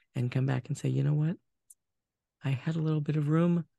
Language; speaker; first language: English; native; English